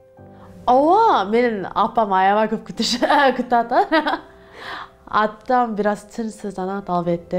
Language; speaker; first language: Kyrgyz; non-native, learner; Korean